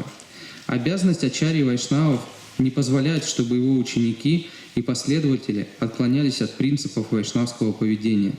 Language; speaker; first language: Russian; native; Russian